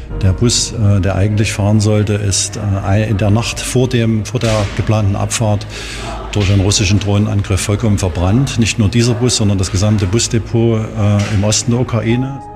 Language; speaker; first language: German; native; German